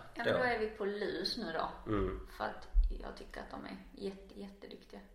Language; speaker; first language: Swedish; native; Swedish